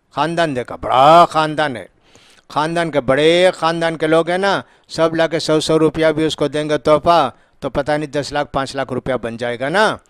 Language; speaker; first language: Urdu; native; Urdu